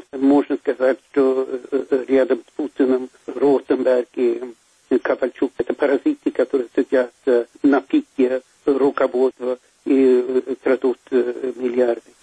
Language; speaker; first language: Russian; non-native, fluent; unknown